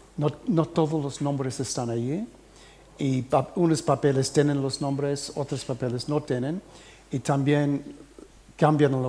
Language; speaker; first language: Spanish; early bilingual, heritage; English